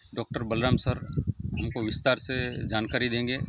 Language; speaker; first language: Hindi; non-native, local second language; Gujarati